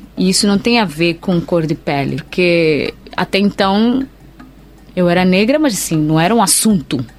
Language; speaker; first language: Portuguese; native; Portuguese